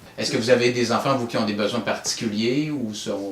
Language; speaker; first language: French; native; French